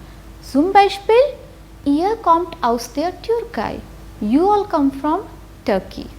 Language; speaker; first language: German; non-native, fluent; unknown